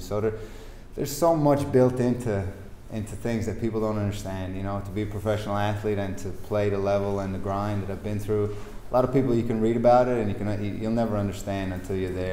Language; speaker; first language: English; native; English